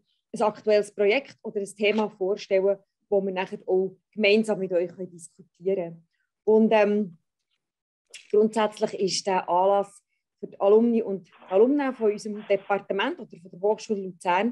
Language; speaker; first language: German; native; German